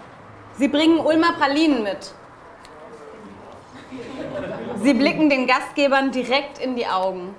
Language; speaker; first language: German; native; German